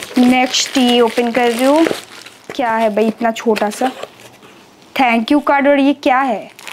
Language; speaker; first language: Hindi; non-native, local second language; Bangla